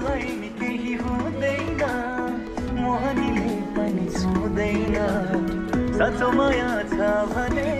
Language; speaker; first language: Nepali; non-native, local second language; Tibetan